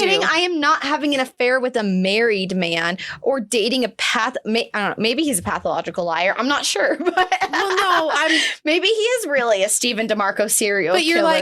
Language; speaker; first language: English; native; English